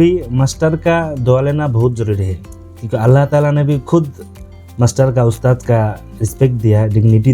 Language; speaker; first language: Hindi; non-native, fluent; Bangla